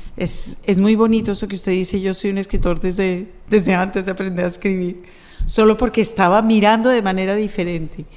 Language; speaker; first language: Spanish; native; Spanish